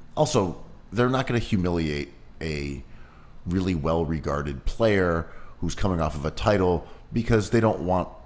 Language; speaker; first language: English; native; English